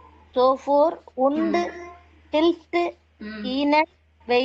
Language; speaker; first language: German; non-native, learner; Tamil